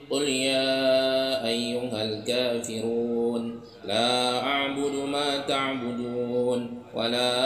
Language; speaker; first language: Arabic; non-native, fluent; Indonesian